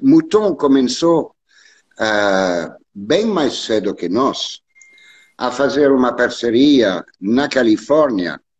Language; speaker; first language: Portuguese; non-native, learner; French